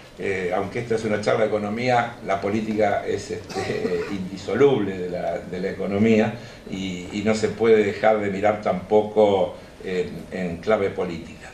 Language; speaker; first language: Spanish; native; Spanish